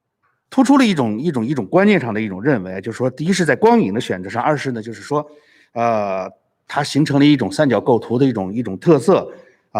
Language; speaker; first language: Chinese; native; Chinese